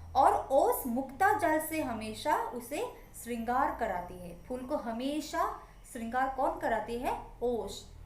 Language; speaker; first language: Hindi; non-native, local second language; Assamese